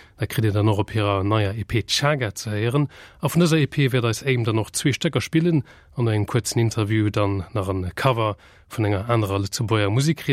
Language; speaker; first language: German; non-native, local second language; Luxembourgish